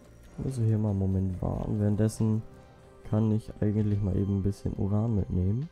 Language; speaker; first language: German; native; German